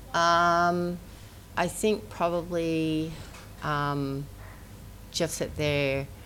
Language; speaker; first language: English; native; English